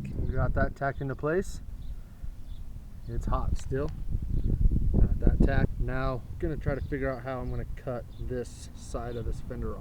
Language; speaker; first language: English; native; English